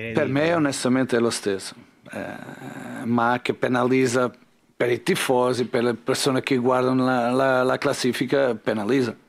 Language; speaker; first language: Italian; non-native, learner; Portuguese